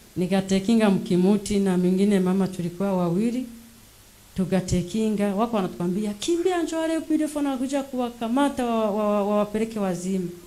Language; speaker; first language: Swahili; non-native, local second language; Rundi